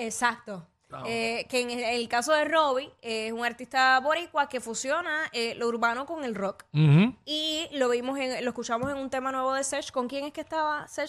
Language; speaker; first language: Spanish; native; Spanish